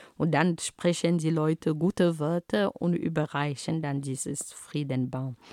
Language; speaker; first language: German; non-native, fluent; Ghomala